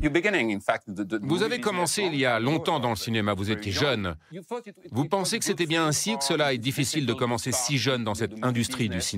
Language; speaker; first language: French; native; French